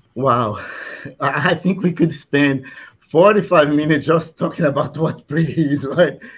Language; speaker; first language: English; non-native, fluent; Portuguese